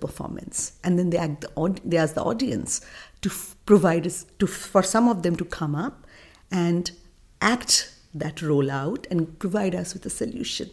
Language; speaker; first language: English; non-native, local second language; Bangla